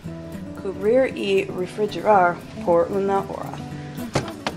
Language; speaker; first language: Spanish; non-native, learner; English